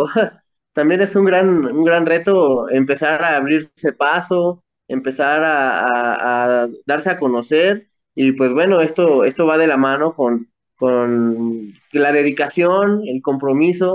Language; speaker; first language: Spanish; native; Spanish